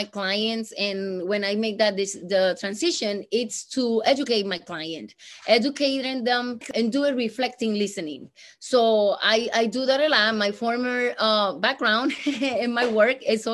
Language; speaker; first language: English; non-native, fluent; Spanish